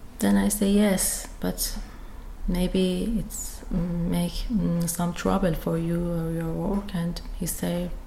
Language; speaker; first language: English; non-native, learner; Persian